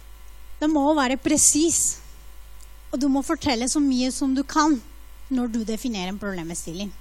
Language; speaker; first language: Norwegian; non-native, fluent; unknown